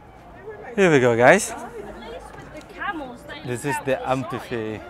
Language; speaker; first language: English; non-native, fluent; Indonesian